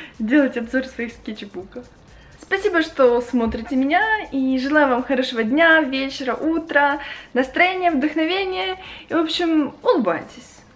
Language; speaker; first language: Russian; native; Russian